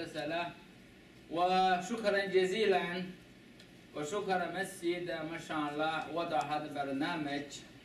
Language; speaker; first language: Arabic; non-native, learner; Chinese